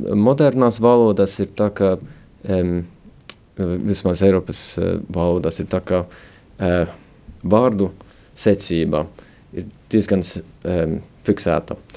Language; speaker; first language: Latvian; early bilingual, heritage; Latvian